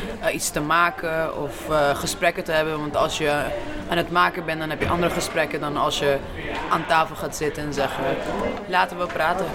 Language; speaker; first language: Dutch; non-native, local second language; Papiamento